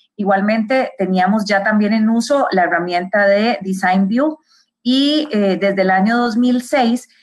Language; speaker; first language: Spanish; native; Spanish